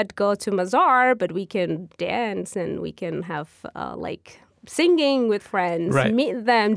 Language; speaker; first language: English; non-native, fluent; Persian